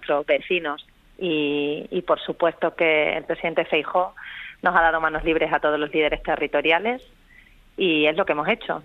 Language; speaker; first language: Spanish; native; Spanish